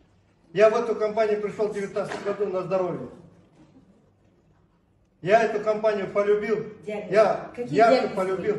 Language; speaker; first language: Russian; non-native, local second language; Kazakh